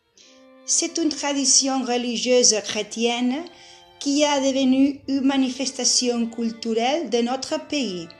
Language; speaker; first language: French; non-native, learner; Catalan